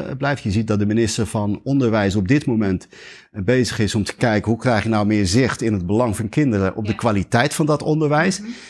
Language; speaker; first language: Dutch; early bilingual, other home language; Riffian